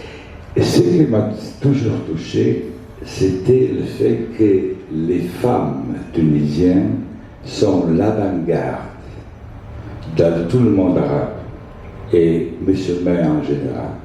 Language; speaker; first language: French; non-native, fluent; Italian